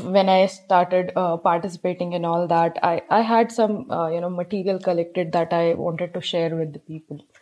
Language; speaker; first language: English; non-native, local second language; Hindi